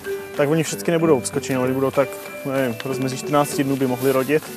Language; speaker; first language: Czech; native; Czech